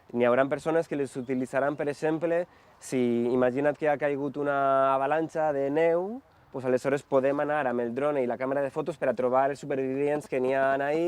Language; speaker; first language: Catalan; native; Catalan